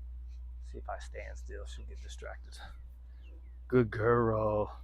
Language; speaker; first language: English; native; English